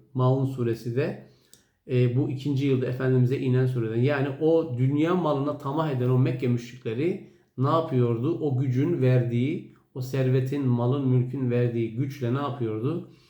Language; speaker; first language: Turkish; native; Turkish